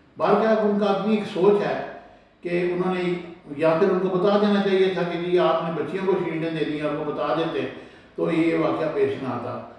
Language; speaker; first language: Urdu; native; Urdu